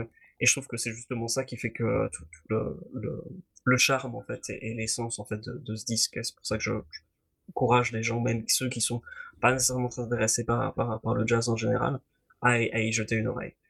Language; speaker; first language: French; native; French